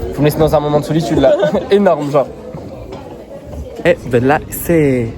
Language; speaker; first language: French; native; French